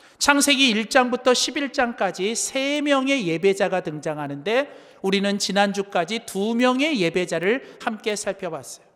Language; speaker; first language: Korean; native; Korean